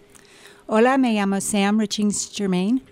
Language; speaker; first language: Spanish; non-native, learner; English